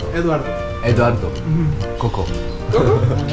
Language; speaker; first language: Spanish; non-native, learner; Korean